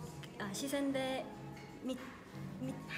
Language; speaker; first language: Japanese; non-native, fluent; Korean